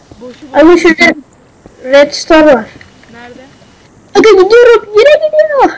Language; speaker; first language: Turkish; native; Turkish